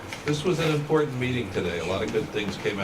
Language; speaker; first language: English; native; English